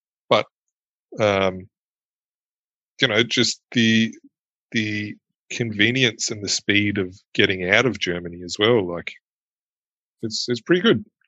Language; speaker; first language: English; early bilingual, other home language; German